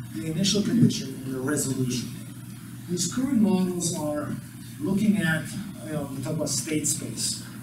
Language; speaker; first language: English; non-native, fluent; Slovak